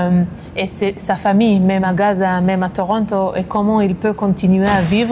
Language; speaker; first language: French; non-native, fluent; Hebrew